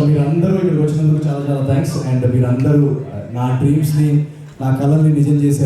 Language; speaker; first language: Telugu; native; Telugu